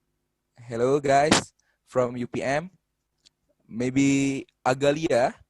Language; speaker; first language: English; non-native, fluent; Indonesian